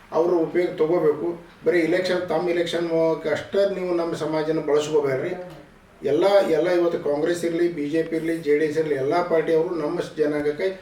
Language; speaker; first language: Kannada; native; Kannada